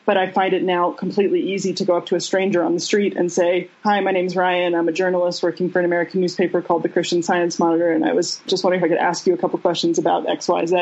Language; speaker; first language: English; native; English